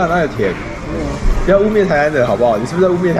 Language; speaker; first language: Chinese; native; Chinese